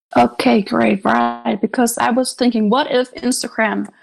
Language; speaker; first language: English; non-native, fluent; German